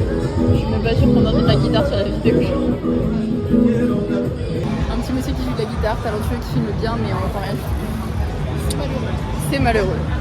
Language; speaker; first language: French; native; French